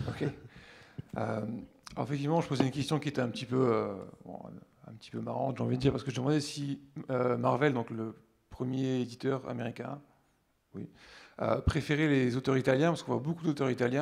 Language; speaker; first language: French; native; French